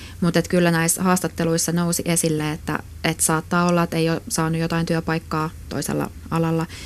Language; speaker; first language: Finnish; native; Finnish